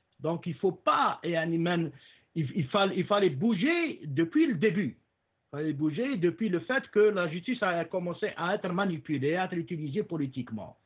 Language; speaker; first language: French; non-native, local second language; Arabic